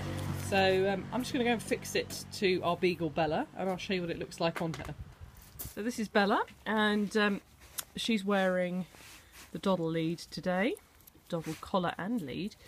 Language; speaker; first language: English; native; English